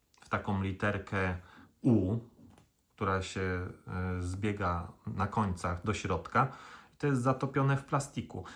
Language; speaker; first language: Polish; native; Polish